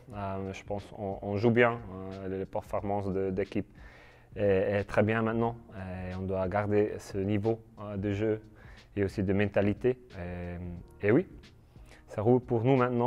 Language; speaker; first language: French; non-native, learner; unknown